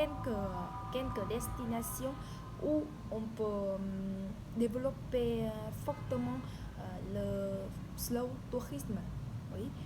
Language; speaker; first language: French; non-native, learner; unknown